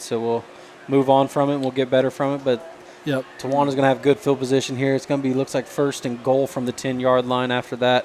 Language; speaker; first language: English; native; English